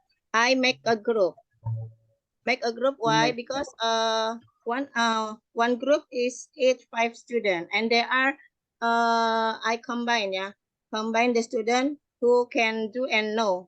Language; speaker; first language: English; non-native, learner; Indonesian